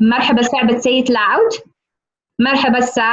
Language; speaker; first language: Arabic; native; Arabic